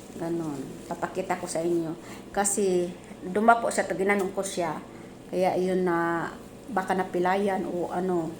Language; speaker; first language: Filipino; non-native, local second language; Bikol